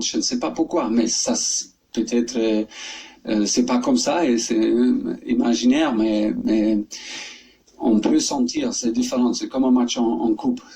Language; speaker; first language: French; non-native, learner; German